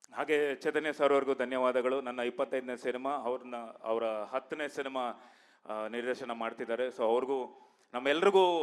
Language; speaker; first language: Kannada; native; Kannada